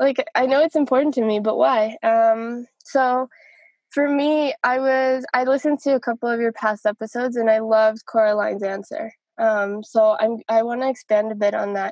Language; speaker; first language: English; native; English